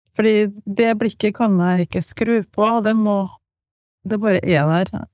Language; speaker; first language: Norwegian; native; Norwegian